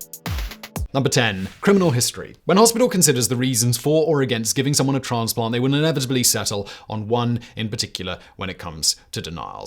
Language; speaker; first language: English; native; English